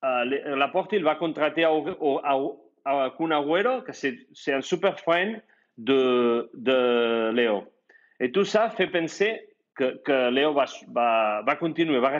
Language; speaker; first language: French; non-native, fluent; Spanish